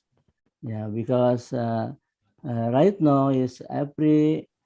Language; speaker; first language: English; non-native, fluent; Indonesian